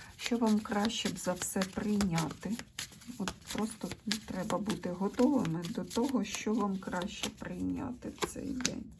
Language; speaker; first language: Ukrainian; non-native, local second language; Russian